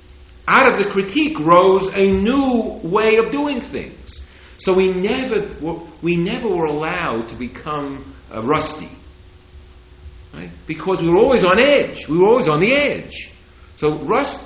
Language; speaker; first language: English; native; English